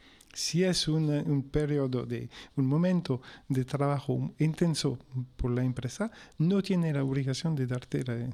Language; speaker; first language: Spanish; non-native, fluent; French